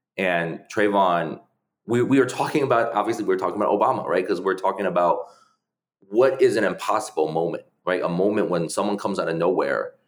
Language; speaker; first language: English; early bilingual, other home language; Chinese